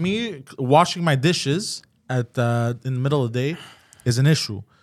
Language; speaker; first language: English; native; English